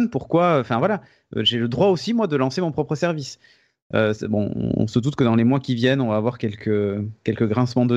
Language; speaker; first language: French; native; French